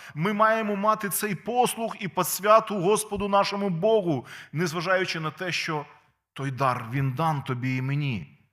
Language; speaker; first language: Ukrainian; non-native, local second language; Russian